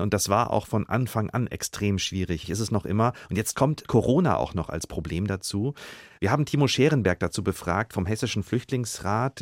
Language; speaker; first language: German; native; German